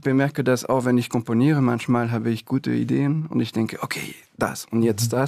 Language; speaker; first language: German; non-native, learner; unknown